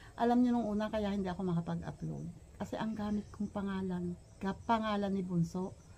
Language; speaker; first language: Filipino; native; Filipino